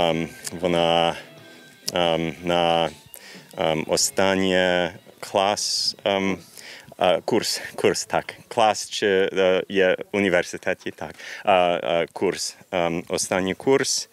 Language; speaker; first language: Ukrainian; early bilingual, heritage; English